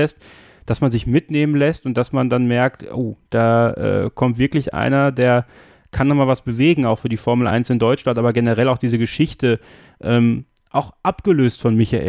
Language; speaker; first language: German; native; German